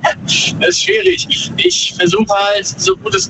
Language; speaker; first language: German; native; German